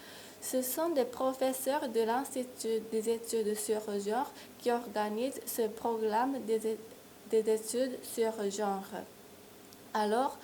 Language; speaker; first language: French; non-native, fluent; Japanese